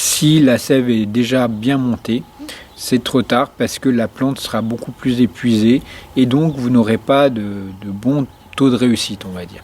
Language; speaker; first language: French; native; French